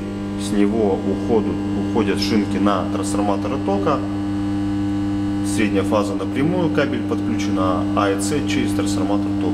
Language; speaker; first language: Russian; native; Russian